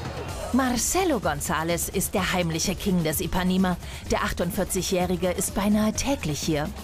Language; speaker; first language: German; native; German